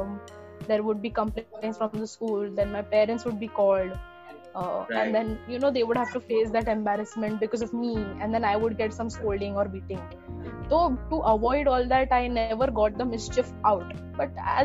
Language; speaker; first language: English; non-native, local second language; Hindi